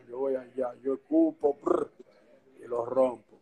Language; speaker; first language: Spanish; native; Spanish